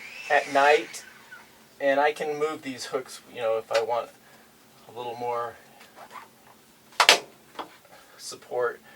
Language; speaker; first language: English; native; English